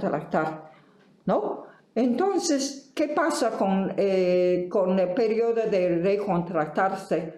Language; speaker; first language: Spanish; non-native, fluent; Chinese